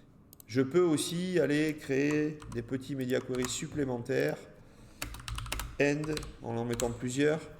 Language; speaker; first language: French; native; French